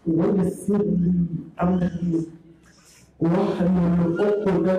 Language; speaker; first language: Arabic; non-native, fluent; Dyula